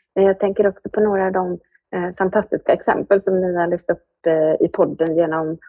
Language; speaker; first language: Swedish; native; Swedish